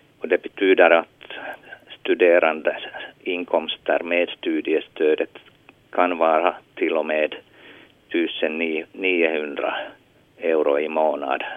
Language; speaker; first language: Swedish; non-native, local second language; Finnish